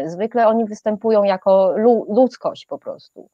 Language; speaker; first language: Polish; non-native, fluent; Chinese